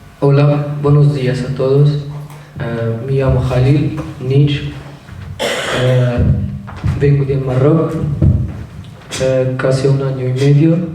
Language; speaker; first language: Spanish; non-native, learner; Arabic